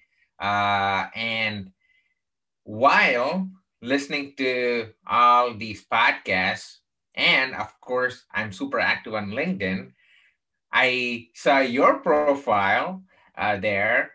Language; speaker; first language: English; non-native, local second language; Tamil